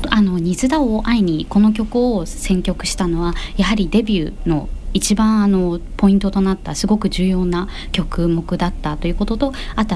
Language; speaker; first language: Japanese; native; Japanese